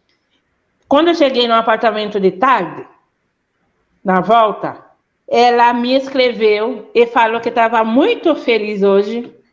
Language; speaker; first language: Portuguese; non-native, fluent; Haitian Creole